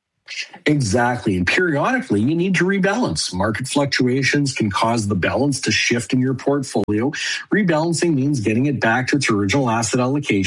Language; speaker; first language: English; native; English